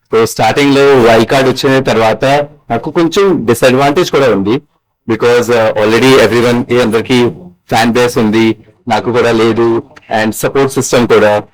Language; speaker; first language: Telugu; non-native, learner; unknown